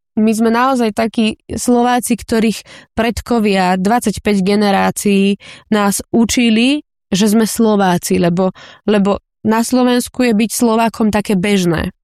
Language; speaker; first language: Slovak; early bilingual, heritage; Slovak